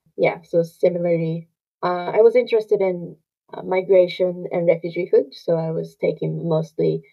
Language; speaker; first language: English; non-native, fluent; Japanese